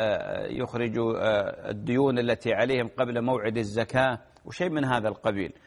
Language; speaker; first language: Arabic; native; Arabic